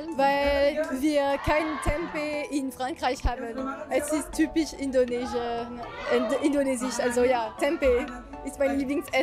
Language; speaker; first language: German; non-native, learner; French